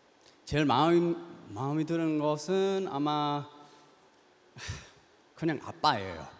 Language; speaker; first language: Korean; early bilingual, heritage; English